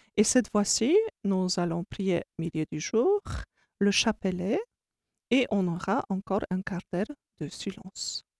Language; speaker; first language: French; non-native, fluent; Polish